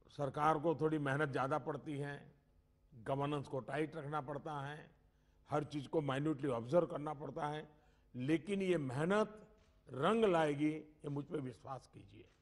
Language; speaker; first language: Hindi; non-native, local second language; Gujarati